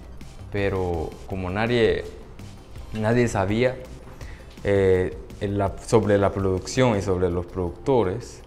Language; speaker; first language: Spanish; non-native, fluent; Japanese